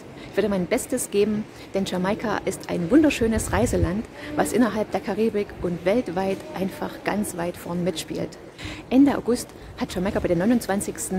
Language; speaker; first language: German; native; German